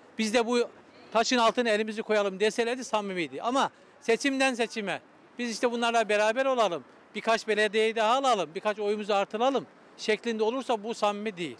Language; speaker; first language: Turkish; native; Turkish